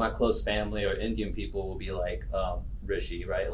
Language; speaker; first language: English; native; English